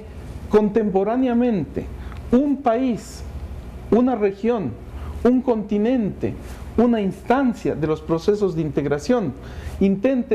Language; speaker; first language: Spanish; native; Spanish